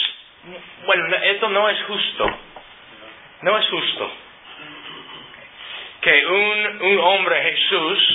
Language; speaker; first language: Spanish; non-native, fluent; English